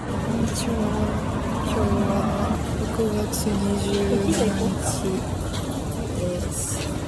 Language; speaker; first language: Japanese; non-native, fluent; French